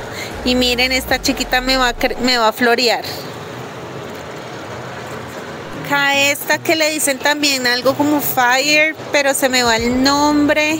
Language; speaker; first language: Spanish; native; Spanish